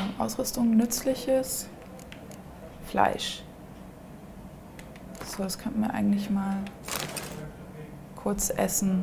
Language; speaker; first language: German; native; German